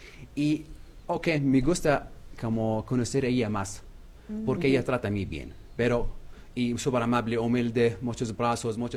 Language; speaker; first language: Spanish; non-native, learner; Arabic